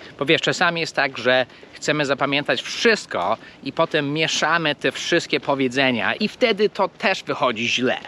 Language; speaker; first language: Polish; early bilingual, heritage; Polish